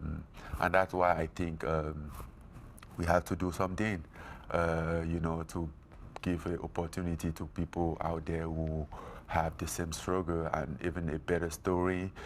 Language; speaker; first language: English; non-native, fluent; French